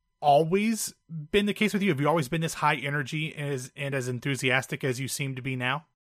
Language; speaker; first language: English; native; English